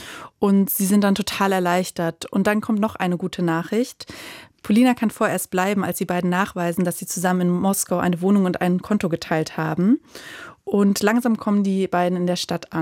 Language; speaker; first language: German; native; German